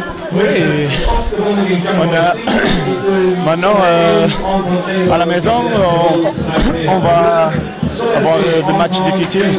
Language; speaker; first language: French; non-native, fluent; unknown